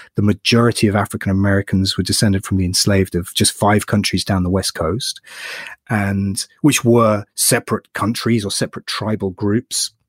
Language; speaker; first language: English; native; English